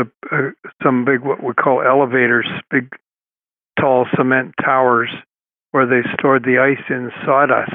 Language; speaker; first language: English; native; English